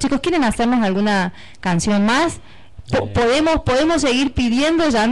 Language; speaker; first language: Spanish; native; Spanish